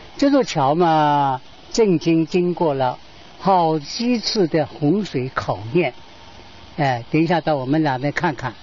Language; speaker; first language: Chinese; native; Chinese